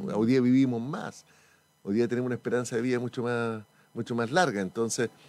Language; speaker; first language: Spanish; native; Spanish